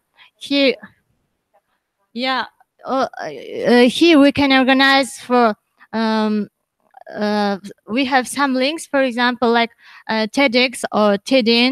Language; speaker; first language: English; non-native, learner; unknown